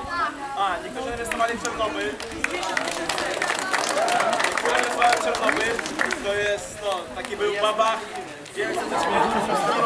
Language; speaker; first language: Polish; non-native, learner; Ukrainian